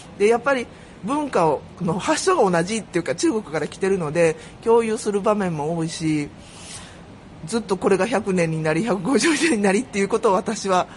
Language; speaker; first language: Japanese; native; Japanese